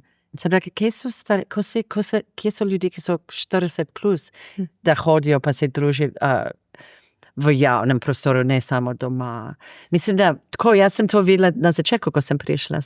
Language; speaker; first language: Slovenian; non-native, fluent; English